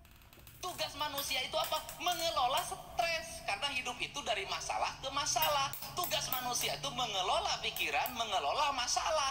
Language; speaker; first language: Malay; non-native, local second language; Sundanese